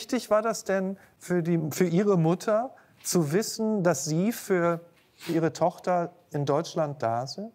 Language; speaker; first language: German; native; German